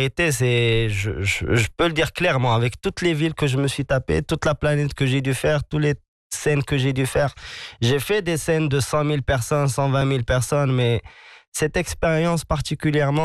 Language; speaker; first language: French; non-native, local second language; Arabic